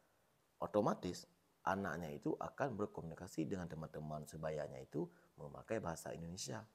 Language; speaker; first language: Indonesian; non-native, local second language; Achinese